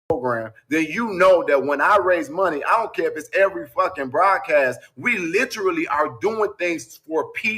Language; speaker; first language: English; native; English